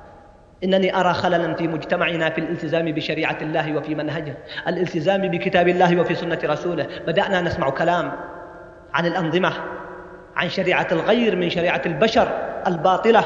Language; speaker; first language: Arabic; native; Arabic